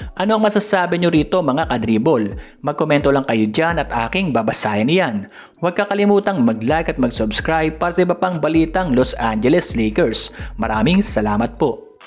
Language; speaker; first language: Filipino; native; Filipino